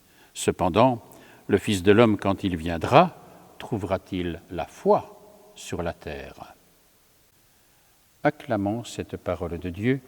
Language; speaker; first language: French; native; French